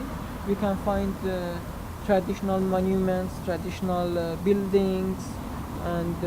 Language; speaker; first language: English; non-native, learner; Persian